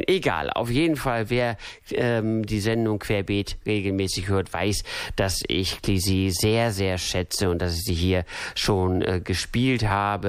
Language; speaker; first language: German; native; German